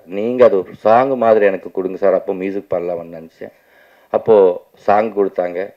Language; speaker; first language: Tamil; non-native, local second language; Telugu